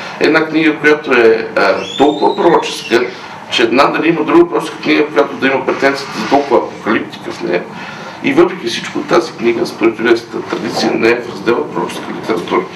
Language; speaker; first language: Bulgarian; native; Bulgarian